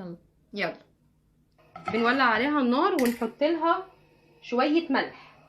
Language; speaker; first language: Arabic; native; Arabic